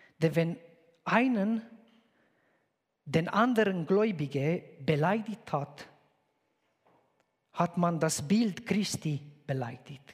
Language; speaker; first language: German; non-native, fluent; Romanian